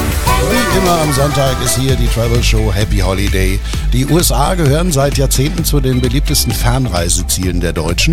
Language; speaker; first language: German; native; German